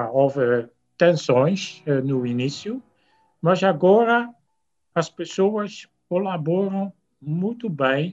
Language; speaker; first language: Portuguese; non-native, fluent; Dutch